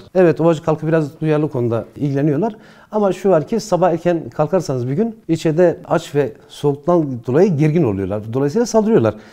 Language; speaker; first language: Turkish; non-native, local second language; Zaza